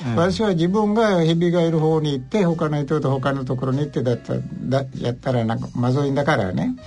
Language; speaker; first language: Japanese; non-native, fluent; Sinhala